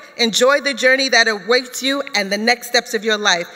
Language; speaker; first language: English; native; English